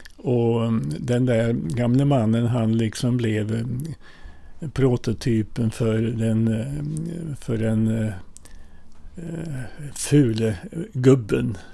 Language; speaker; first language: Swedish; early bilingual, other home language; Finnish